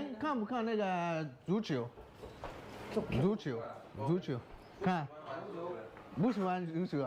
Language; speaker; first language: Chinese; non-native, fluent; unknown